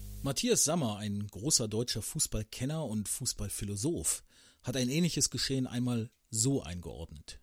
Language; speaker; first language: German; native; German